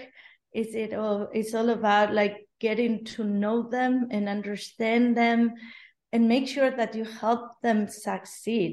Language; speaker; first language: English; non-native, fluent; Spanish